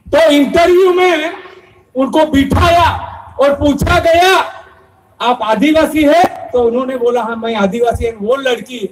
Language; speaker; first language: Hindi; non-native, local second language; Bhili